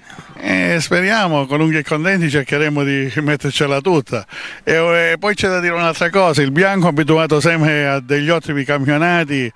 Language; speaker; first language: Italian; native; Italian